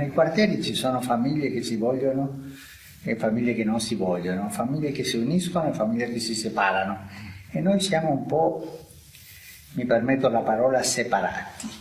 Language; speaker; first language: Italian; non-native, fluent; Spanish